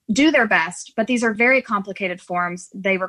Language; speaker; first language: English; native; English